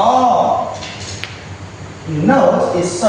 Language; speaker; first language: English; non-native, learner; Indonesian